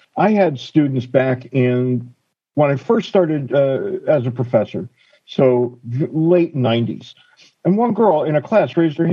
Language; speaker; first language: English; native; English